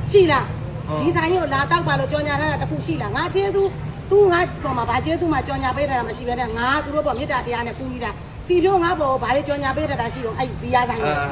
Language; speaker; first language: Burmese; native; Burmese